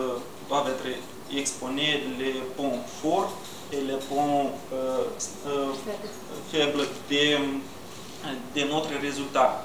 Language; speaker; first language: French; non-native, learner; Romanian